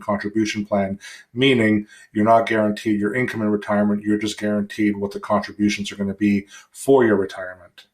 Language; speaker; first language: English; native; English